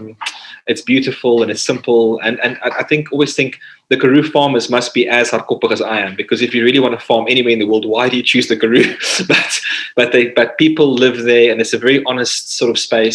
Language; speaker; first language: English; non-native, local second language; Afrikaans